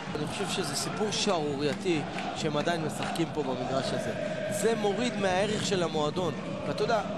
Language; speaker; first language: Hebrew; native; Hebrew